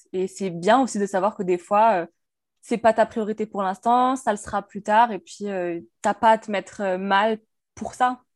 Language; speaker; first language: French; native; French